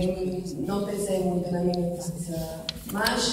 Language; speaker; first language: Portuguese; non-native, learner; Italian